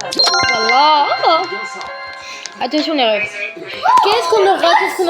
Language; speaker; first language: French; native; French